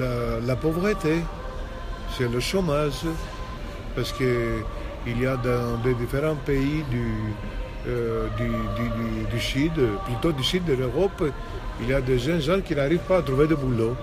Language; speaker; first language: French; non-native, fluent; Greek